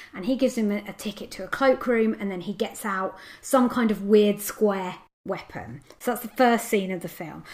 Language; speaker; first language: English; native; English